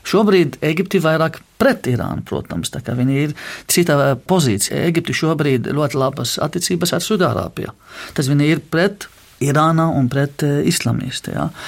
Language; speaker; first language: Latvian; non-native, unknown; Arabic